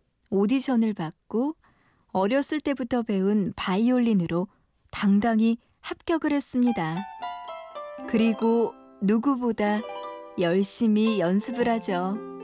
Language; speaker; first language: Korean; native; Korean